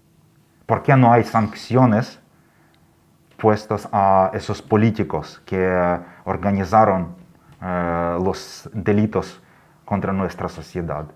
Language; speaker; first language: Spanish; non-native, fluent; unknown